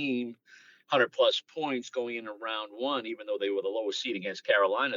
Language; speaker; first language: English; native; English